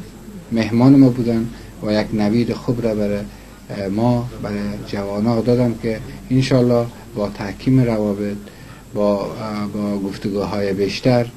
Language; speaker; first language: Persian; non-native, local second language; Uzbek